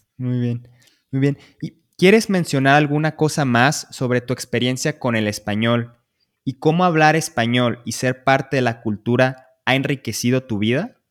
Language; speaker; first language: Spanish; native; Spanish